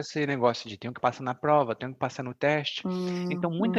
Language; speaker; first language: Portuguese; native; Portuguese